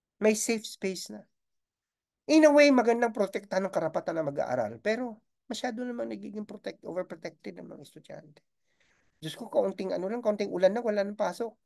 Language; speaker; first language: Filipino; non-native, local second language; Bikol